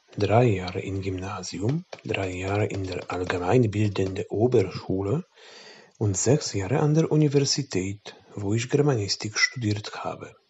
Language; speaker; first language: German; non-native, fluent; Polish